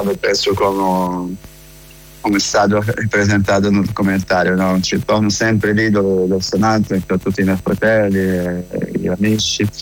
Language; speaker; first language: Italian; non-native, fluent; Portuguese